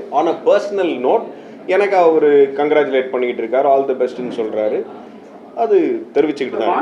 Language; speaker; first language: Tamil; native; Tamil